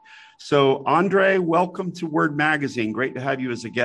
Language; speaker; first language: English; native; English